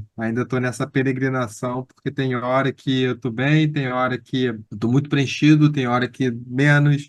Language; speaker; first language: Portuguese; native; Portuguese